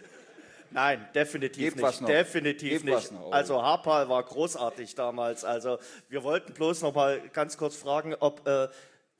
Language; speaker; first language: German; native; German